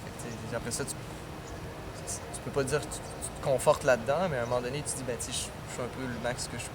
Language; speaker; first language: French; native; French